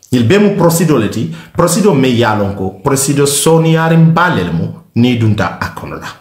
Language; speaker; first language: Italian; non-native, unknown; Mandingo